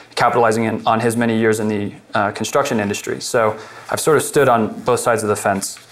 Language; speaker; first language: English; native; English